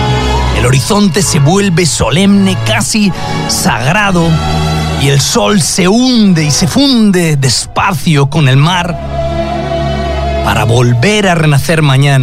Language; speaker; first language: Spanish; native; Spanish